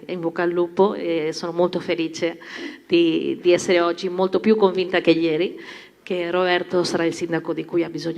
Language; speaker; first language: Italian; non-native, fluent; Spanish